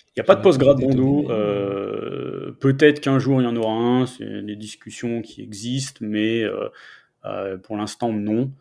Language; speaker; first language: French; native; French